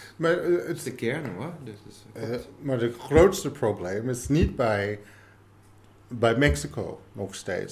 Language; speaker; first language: Dutch; non-native, fluent; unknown